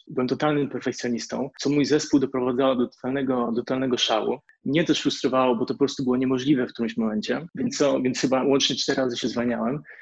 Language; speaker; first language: Polish; native; Polish